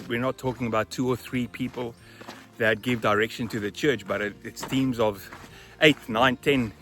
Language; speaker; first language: English; non-native, local second language; Afrikaans